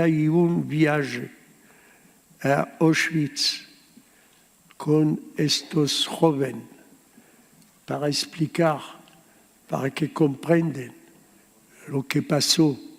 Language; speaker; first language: Spanish; early bilingual, heritage; French